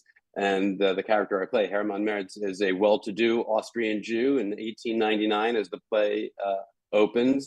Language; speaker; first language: English; native; English